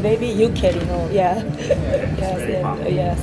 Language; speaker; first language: English; non-native, learner; Japanese